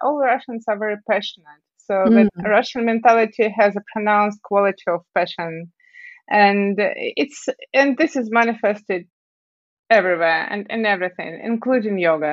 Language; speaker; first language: English; non-native, fluent; Russian